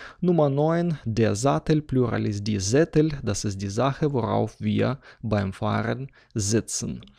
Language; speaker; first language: German; non-native, fluent; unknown